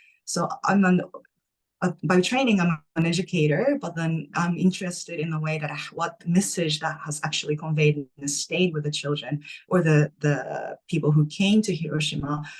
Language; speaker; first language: English; non-native, fluent; Japanese